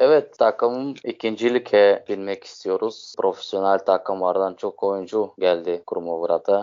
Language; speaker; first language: Turkish; native; Turkish